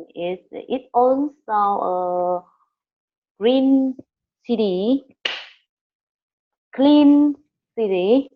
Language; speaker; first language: English; non-native, learner; Vietnamese